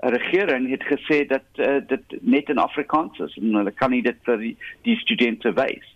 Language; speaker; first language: Afrikaans; non-native, local second language; English